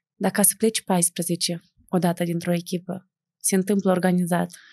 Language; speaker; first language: Romanian; native; Romanian